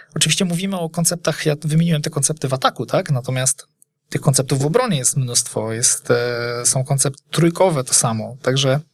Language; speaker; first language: Polish; native; Polish